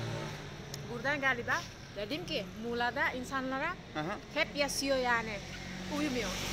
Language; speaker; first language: Turkish; non-native, learner; Indonesian